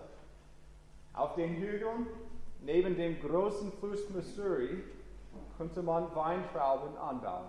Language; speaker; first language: German; non-native, fluent; English